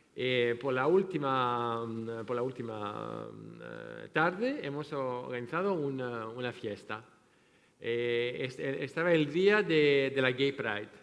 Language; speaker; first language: Spanish; non-native, fluent; French